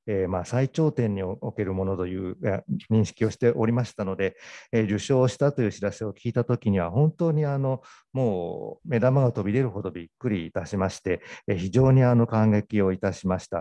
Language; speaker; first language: Japanese; native; Japanese